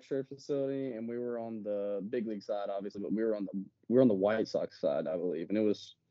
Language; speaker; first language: English; native; English